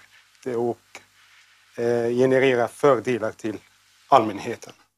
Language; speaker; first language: Swedish; non-native, learner; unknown